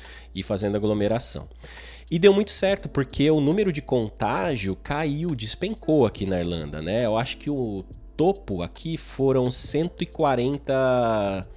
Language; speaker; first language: Portuguese; native; Portuguese